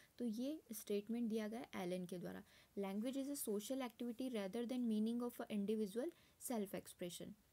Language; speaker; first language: Hindi; native; Hindi